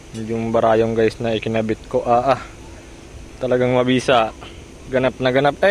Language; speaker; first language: Filipino; non-native, local second language; Bikol